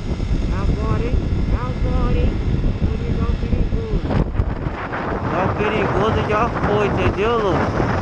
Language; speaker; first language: Portuguese; native; Portuguese